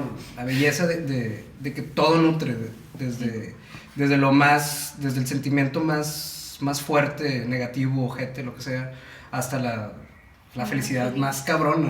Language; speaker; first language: Spanish; native; Spanish